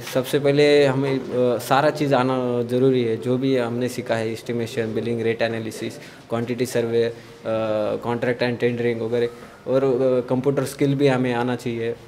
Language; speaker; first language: Hindi; non-native, local second language; Marathi